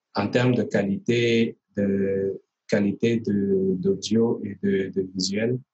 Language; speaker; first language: French; native; French